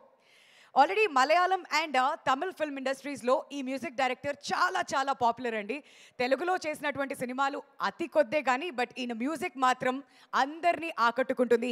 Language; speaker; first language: Telugu; native; Telugu